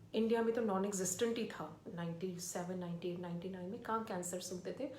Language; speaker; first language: Hindi; early bilingual, other home language; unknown